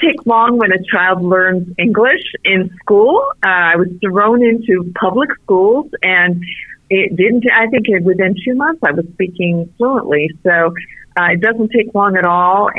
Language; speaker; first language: English; early bilingual, other home language; Arabic